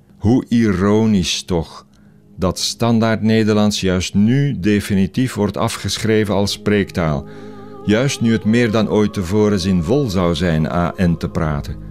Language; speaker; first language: Dutch; native; Dutch